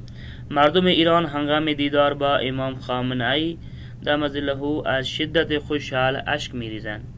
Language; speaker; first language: Persian; non-native, fluent; Urdu